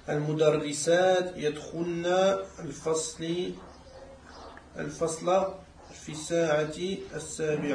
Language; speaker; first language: Arabic; non-native, learner; French